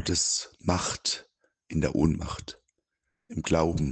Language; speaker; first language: German; native; German